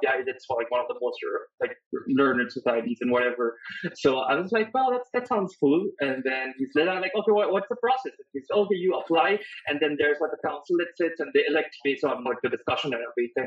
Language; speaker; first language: English; non-native, local second language; Hindi